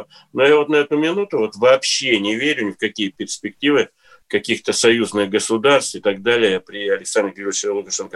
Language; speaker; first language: Russian; native; Russian